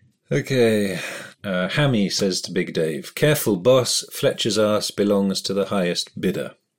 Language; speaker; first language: English; native; English